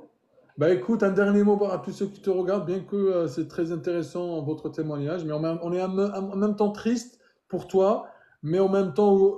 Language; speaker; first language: French; native; French